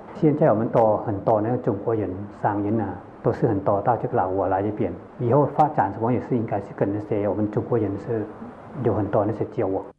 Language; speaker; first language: Chinese; early bilingual, heritage; Chinese